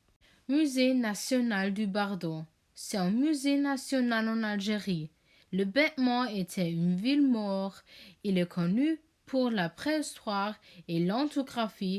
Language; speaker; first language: French; non-native, learner; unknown